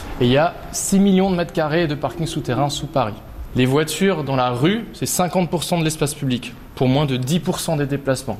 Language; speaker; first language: French; native; French